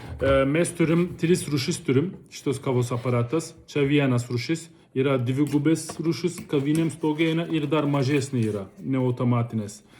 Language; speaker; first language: Lithuanian; non-native, learner; Turkish